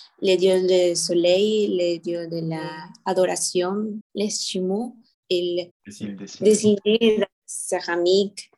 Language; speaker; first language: French; non-native, learner; Spanish